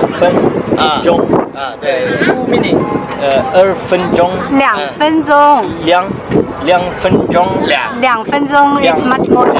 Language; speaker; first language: Chinese; non-native, learner; English